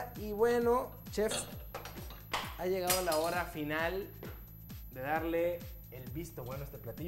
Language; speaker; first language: Spanish; native; Spanish